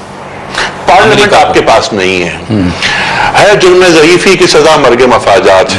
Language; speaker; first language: Urdu; native; Urdu